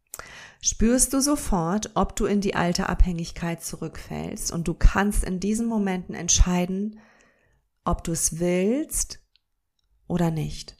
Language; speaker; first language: German; native; German